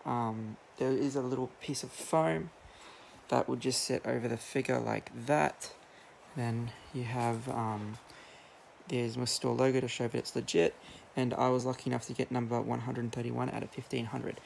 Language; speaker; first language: English; native; English